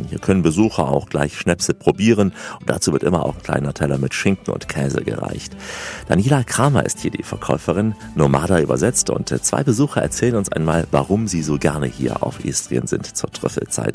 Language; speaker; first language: German; native; German